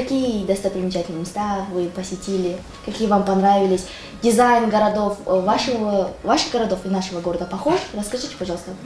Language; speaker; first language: Russian; non-native, local second language; Kazakh